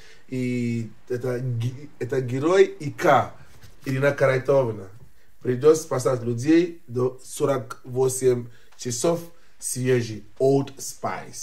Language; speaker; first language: Russian; non-native, learner; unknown